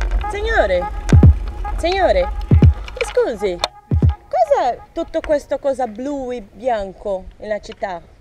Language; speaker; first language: Italian; non-native, learner; Portuguese